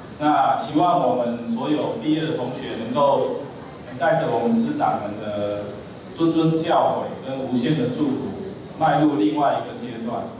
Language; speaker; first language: Chinese; native; Chinese